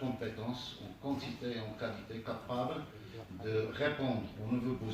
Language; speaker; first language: French; native; French